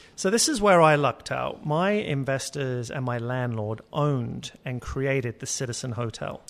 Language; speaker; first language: English; native; English